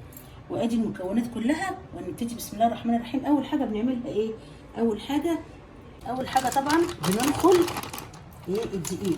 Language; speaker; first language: Arabic; native; Arabic